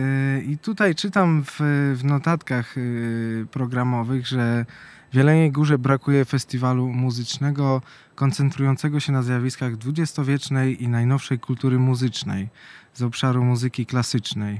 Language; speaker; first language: Polish; native; Polish